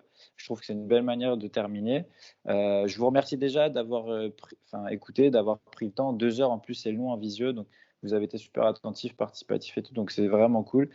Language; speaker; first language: French; native; French